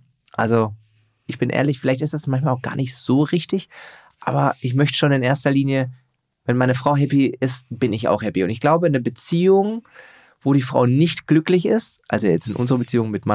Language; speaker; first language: German; native; German